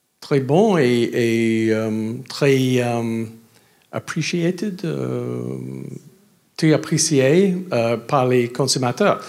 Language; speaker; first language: French; non-native, learner; English